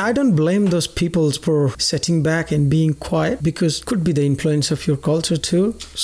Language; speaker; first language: English; non-native, local second language; Nepali